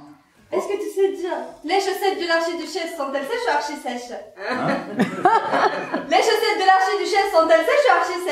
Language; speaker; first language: French; non-native, fluent; Arabic